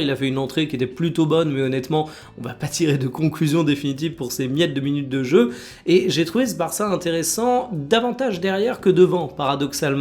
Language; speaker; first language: French; native; French